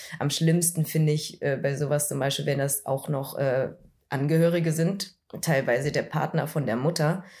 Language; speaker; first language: German; early bilingual, other home language; Vietnamese